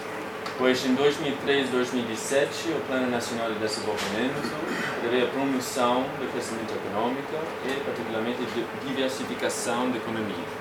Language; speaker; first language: Portuguese; non-native, fluent; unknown